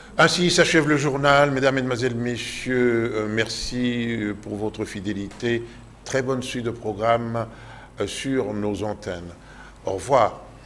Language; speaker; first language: French; non-native, local second language; Lingala